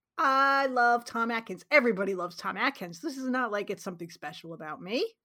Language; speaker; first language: English; native; English